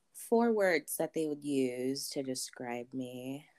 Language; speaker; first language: English; early bilingual, other home language; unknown